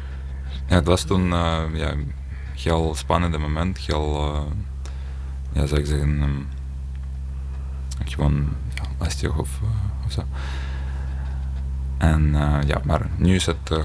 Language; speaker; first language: Dutch; non-native, learner; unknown